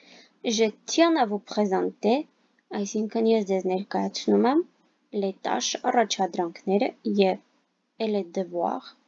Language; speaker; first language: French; non-native, fluent; Armenian